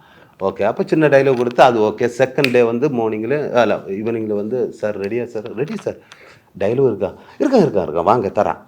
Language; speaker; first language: Tamil; non-native, learner; Malayalam